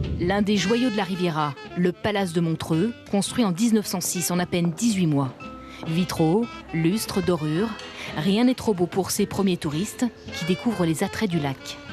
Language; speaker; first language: French; native; French